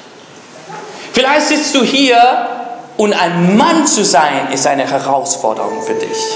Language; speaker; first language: German; non-native, fluent; English